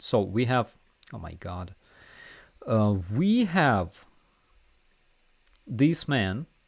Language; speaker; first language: English; non-native, fluent; Ukrainian